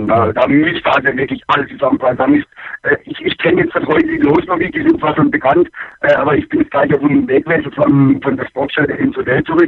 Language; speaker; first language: German; native; German